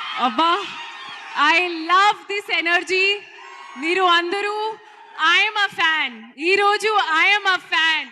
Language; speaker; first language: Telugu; non-native, learner; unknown